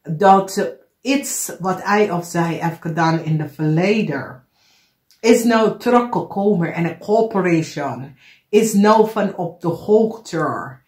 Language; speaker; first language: Dutch; non-native, fluent; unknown